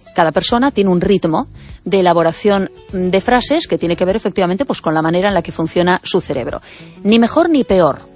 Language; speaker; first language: Spanish; native; Spanish